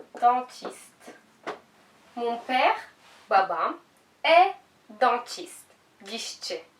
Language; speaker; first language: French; non-native, fluent; Turkish